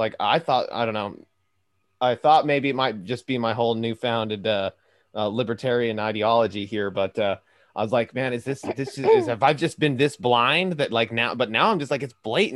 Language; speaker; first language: English; native; English